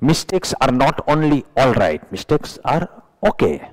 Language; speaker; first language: English; non-native, local second language; Gujarati